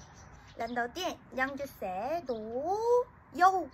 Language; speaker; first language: Vietnamese; non-native, fluent; Korean